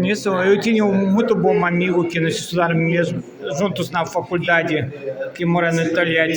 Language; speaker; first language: Portuguese; non-native, fluent; Russian